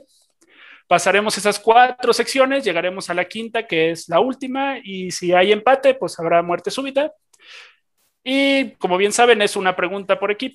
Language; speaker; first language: Spanish; native; Spanish